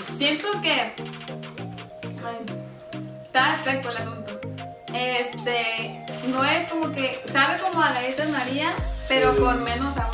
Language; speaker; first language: Spanish; native; Spanish